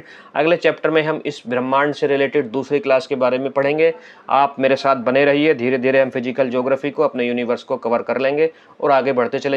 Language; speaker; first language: Hindi; native; Hindi